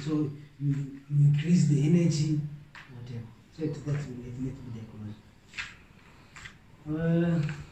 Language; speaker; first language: English; non-native, local second language; Swahili